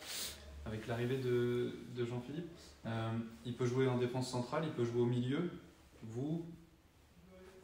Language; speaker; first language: French; native; French